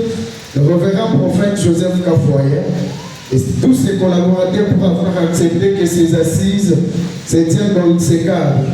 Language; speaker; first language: French; non-native, local second language; Luba-Lulua